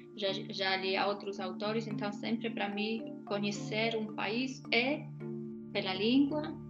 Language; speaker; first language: Portuguese; non-native, fluent; Polish